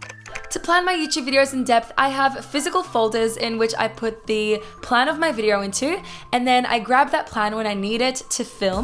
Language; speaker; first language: English; native; English